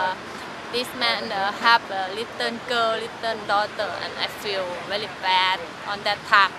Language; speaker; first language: English; non-native, learner; Thai